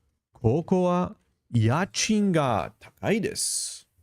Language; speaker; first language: Japanese; non-native, learner; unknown